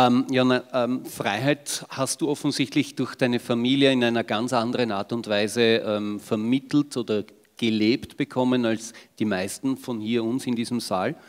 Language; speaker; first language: German; native; German